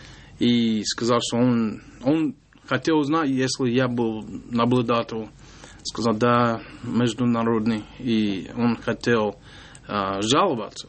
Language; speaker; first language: Russian; non-native, learner; English